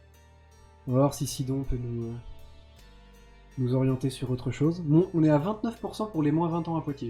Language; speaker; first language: French; native; French